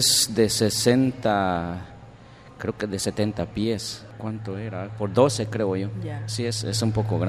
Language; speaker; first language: Spanish; non-native, local second language; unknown